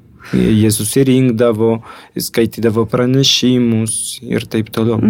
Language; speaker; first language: Lithuanian; early bilingual, heritage; Lithuanian